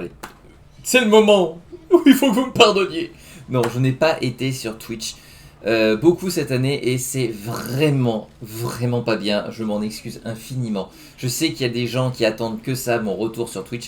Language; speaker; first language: French; native; French